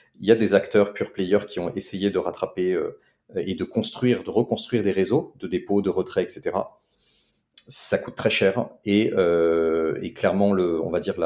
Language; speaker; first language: French; native; French